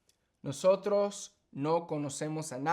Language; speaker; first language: Spanish; early bilingual, heritage; English